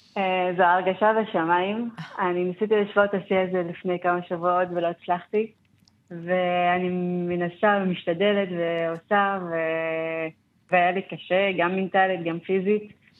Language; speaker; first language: Hebrew; non-native, local second language; Arabic